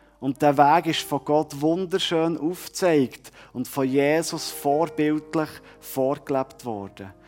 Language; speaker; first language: German; native; German